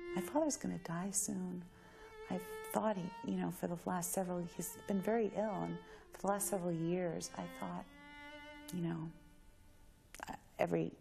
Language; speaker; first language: English; native; English